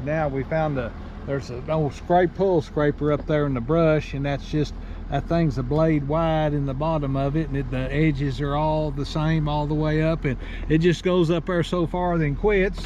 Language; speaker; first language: English; native; English